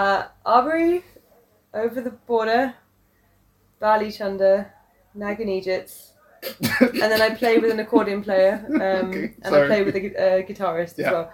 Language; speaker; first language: English; native; English